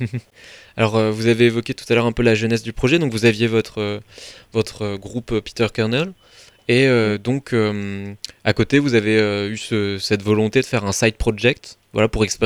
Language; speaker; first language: French; native; French